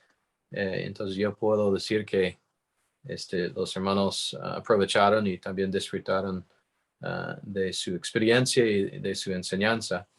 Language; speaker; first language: Spanish; non-native, fluent; English